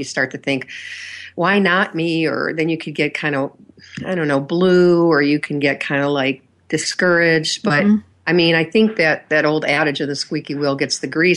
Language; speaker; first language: English; native; English